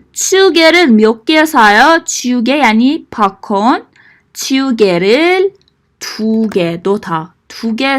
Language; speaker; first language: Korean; non-native, fluent; Persian